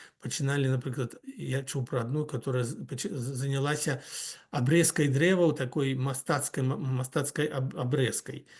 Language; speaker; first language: Belarusian; non-native, local second language; Russian